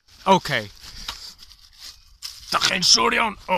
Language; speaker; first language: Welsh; non-native, learner; English